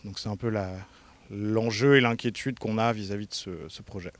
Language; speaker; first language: French; native; French